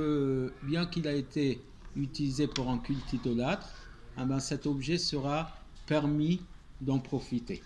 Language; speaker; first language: French; native; French